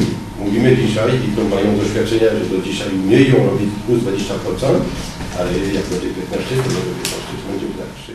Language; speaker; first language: Polish; non-native, learner; French